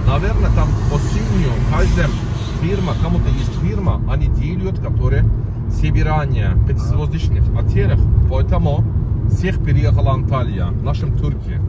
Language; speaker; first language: Russian; non-native, learner; Turkish